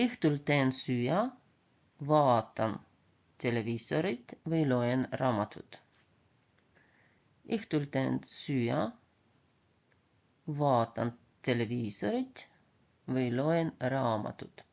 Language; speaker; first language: Estonian; non-native, local second language; Russian